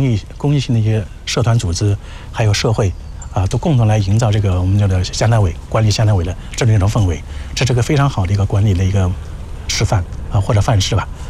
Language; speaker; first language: Chinese; native; Chinese